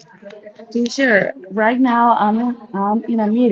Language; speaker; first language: English; non-native, learner; Spanish